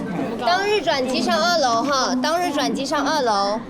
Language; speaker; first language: Chinese; native; Chinese